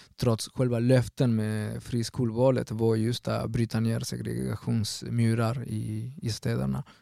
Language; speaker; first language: Swedish; non-native, fluent; Spanish